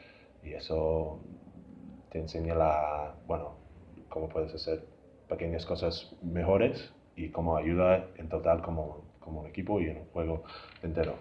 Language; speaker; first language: Spanish; non-native, fluent; English